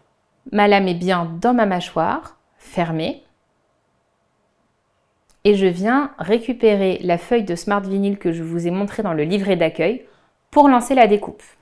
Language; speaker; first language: French; native; French